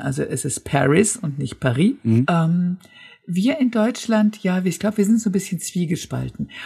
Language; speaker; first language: German; native; German